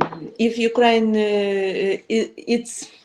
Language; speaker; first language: English; non-native, learner; Ukrainian